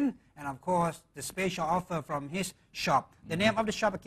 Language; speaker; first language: English; non-native, fluent; Thai